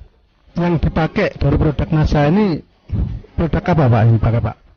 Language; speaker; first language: Indonesian; native; Indonesian